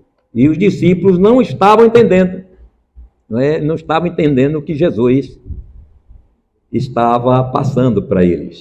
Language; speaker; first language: Portuguese; native; Portuguese